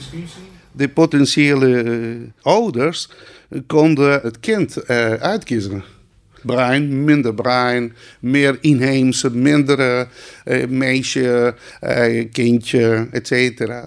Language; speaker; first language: Dutch; non-native, local second language; Spanish